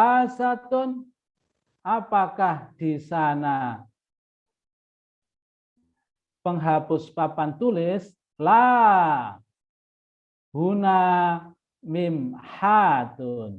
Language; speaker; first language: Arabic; non-native, fluent; Indonesian